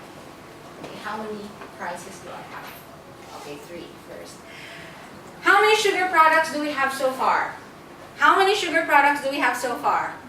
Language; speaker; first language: English; non-native, fluent; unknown